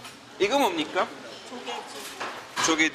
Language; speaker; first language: Korean; non-native, fluent; French